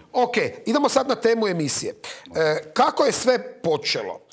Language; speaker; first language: Croatian; native; Croatian